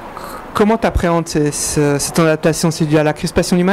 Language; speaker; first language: French; native; French